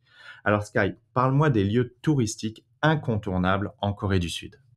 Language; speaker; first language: French; native; French